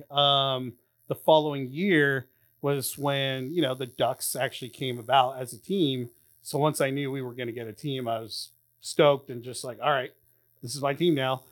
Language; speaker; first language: English; native; English